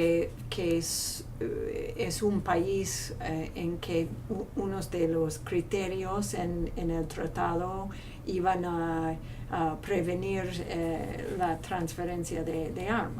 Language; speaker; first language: Spanish; non-native, fluent; English